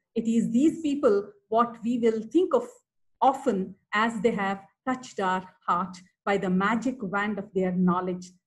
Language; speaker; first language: English; non-native, local second language; Kannada